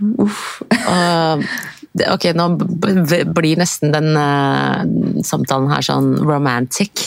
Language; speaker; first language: Norwegian; early bilingual, other home language; Arabic